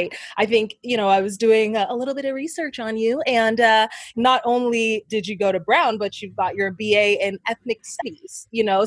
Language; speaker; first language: English; native; English